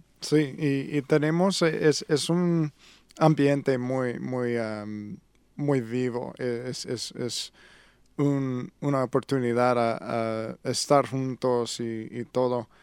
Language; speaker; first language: Spanish; non-native, learner; English